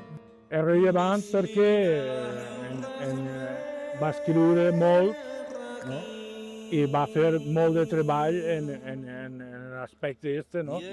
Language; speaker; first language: Catalan; non-native, local second language; Spanish